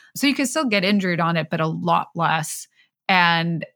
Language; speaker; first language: English; non-native, fluent; Swedish